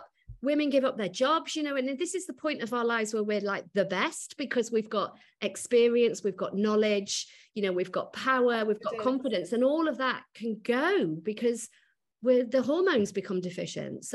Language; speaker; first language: English; native; English